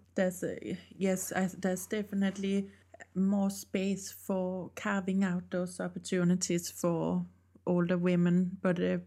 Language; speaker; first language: English; non-native, fluent; Danish